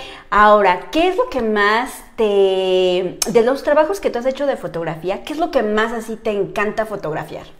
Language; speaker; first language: Spanish; native; Spanish